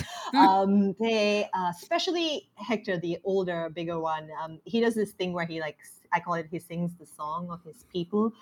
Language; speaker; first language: English; non-native, local second language; Sinhala